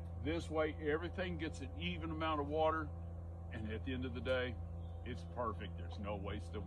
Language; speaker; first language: English; native; English